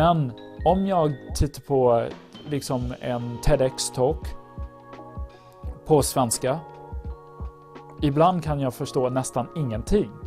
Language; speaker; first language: Swedish; non-native, learner; English